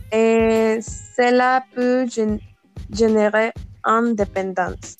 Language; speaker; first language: French; non-native, learner; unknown